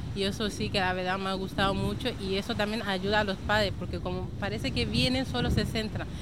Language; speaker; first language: Spanish; early bilingual, other home language; Wolof